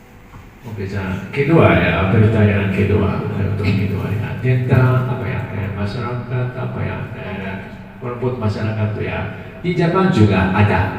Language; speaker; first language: Indonesian; non-native, learner; Japanese